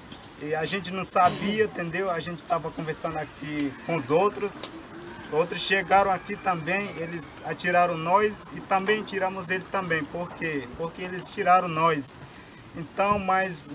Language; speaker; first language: Portuguese; non-native, learner; Yanomámi